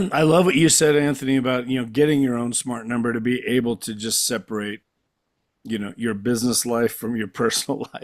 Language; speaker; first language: English; native; English